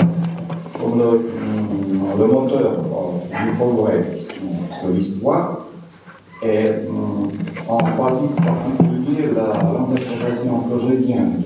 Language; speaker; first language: French; non-native, fluent; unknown